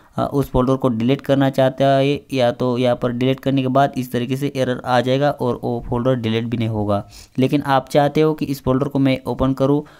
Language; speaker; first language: Hindi; non-native, local second language; Marathi